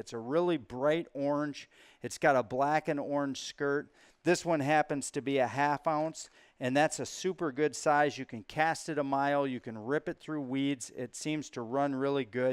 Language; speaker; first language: English; native; English